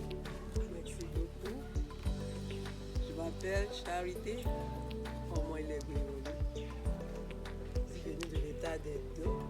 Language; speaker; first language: French; non-native, fluent; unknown